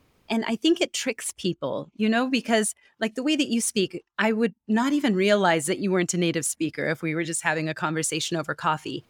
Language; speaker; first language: English; native; English